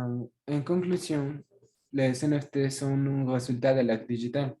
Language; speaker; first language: French; non-native, learner; Spanish